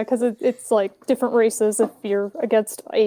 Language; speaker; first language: English; native; English